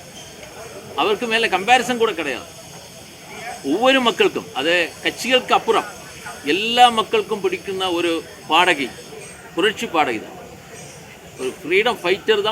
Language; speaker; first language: Tamil; non-native, learner; Malayalam